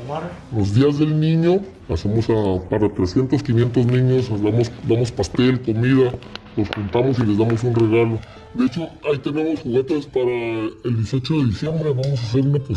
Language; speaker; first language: Spanish; native; Spanish